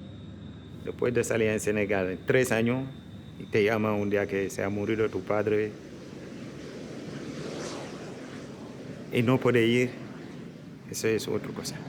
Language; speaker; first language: Spanish; non-native, local second language; Wolof